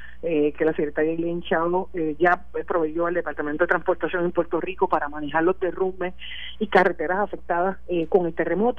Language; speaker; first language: Spanish; native; Spanish